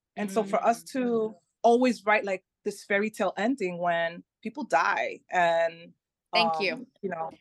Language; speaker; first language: English; early bilingual, other home language; Spanish